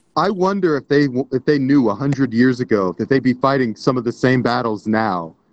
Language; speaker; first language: English; native; English